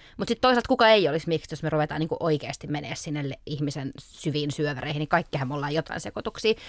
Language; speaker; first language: Finnish; early bilingual, other home language; Arabic